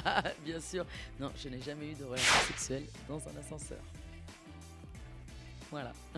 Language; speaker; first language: French; native; French